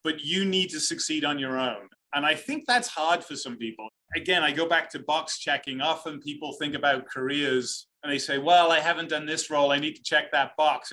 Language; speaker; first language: English; native; English